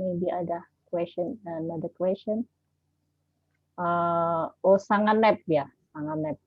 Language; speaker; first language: English; non-native, learner; Indonesian